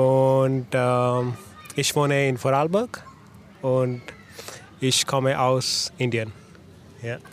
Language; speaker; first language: German; non-native, learner; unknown